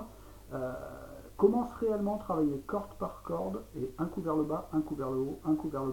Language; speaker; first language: French; native; French